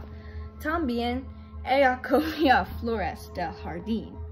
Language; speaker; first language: Spanish; non-native, learner; English